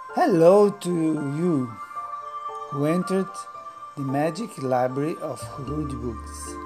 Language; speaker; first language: English; non-native, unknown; Portuguese